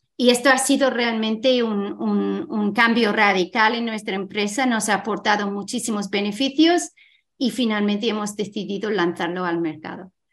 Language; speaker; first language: Spanish; non-native, fluent; English